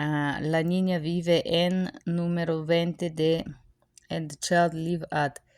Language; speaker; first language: Spanish; non-native, fluent; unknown